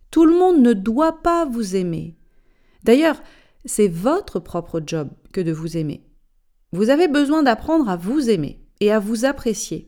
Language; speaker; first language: French; native; French